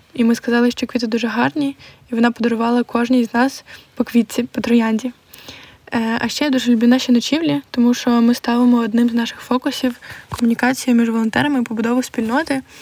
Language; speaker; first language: Ukrainian; native; Ukrainian